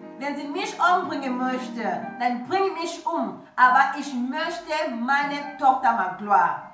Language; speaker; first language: German; non-native, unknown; French